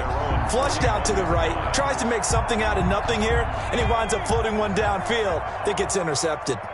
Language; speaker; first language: English; native; English